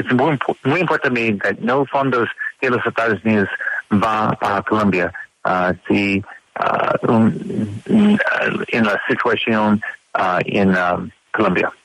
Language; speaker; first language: Spanish; non-native, learner; English